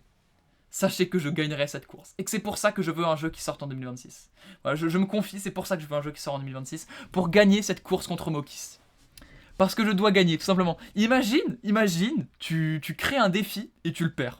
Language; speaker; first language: French; native; French